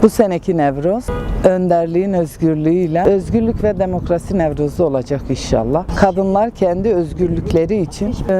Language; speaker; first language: Turkish; non-native, local second language; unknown